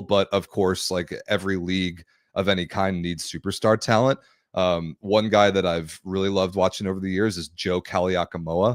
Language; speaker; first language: English; native; English